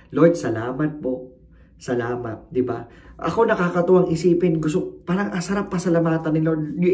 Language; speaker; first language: Filipino; native; Filipino